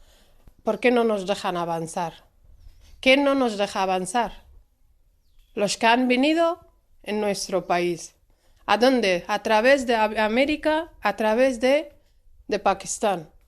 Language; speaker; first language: Spanish; non-native, fluent; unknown